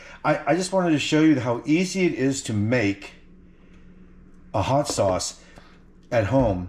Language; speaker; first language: English; native; English